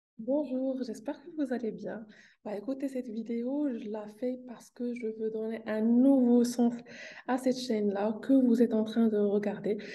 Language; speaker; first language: French; non-native, local second language; Arabic